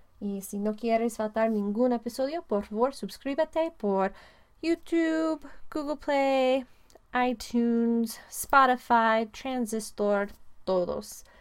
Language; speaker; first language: Spanish; non-native, fluent; English